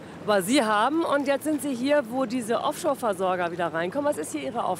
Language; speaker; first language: German; native; German